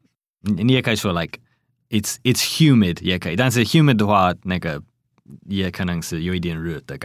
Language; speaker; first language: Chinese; non-native, fluent; English